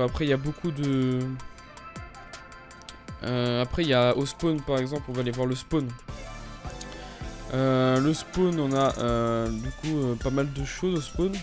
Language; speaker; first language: French; native; French